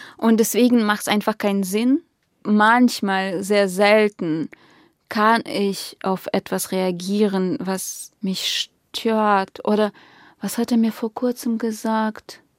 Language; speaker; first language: German; non-native, fluent; Russian